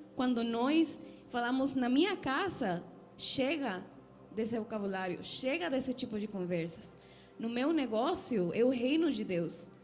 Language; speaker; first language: Portuguese; non-native, fluent; Spanish